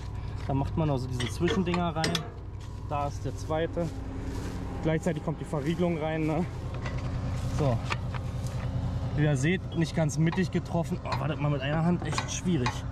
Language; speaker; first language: German; native; German